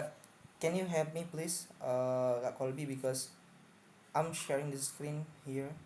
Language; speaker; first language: English; non-native, fluent; Indonesian